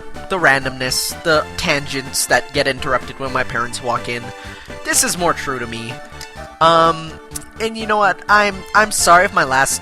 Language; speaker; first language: English; native; English